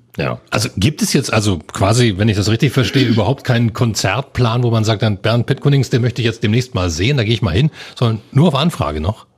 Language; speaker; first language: German; native; German